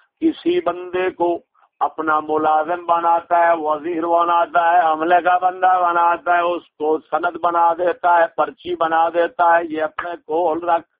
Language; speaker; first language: Urdu; non-native, local second language; Punjabi